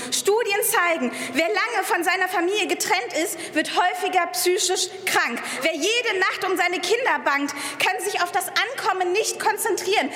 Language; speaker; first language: German; early bilingual, other home language; Persian